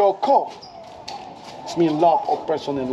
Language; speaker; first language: English; non-native, fluent; Spanish